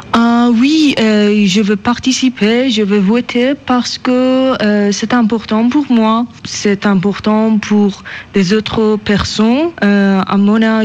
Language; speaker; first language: French; non-native, learner; Persian